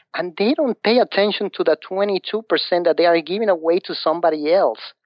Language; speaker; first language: English; non-native, fluent; Spanish